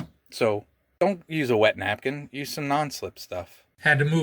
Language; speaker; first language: English; native; English